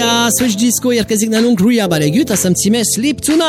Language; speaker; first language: Hungarian; native; Hungarian